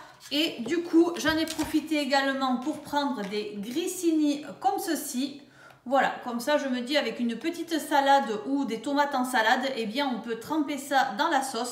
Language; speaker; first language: French; native; French